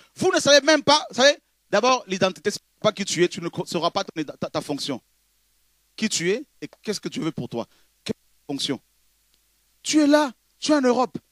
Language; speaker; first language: French; non-native, local second language; Lingala